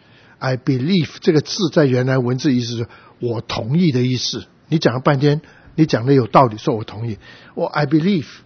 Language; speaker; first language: Chinese; native; Chinese